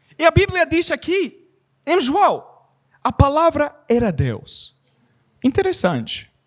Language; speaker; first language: Portuguese; non-native, learner; English